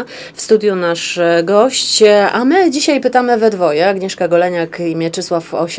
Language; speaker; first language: Polish; native; Polish